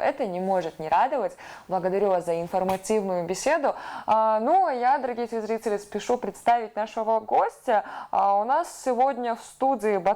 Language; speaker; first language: Russian; native; Russian